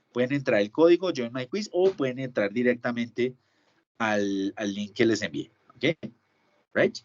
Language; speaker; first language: Spanish; native; Spanish